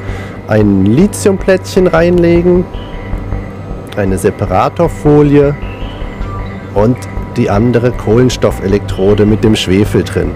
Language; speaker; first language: German; native; German